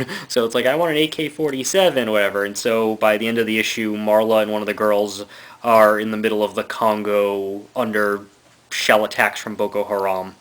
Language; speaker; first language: English; native; English